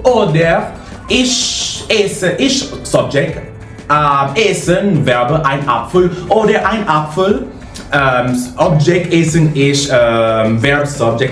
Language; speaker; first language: German; non-native, learner; English